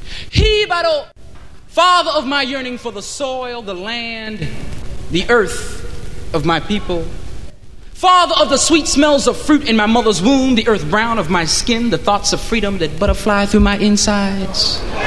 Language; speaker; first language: English; early bilingual, other home language; Spanish